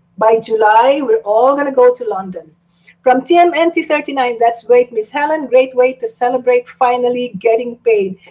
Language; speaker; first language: English; non-native, local second language; Filipino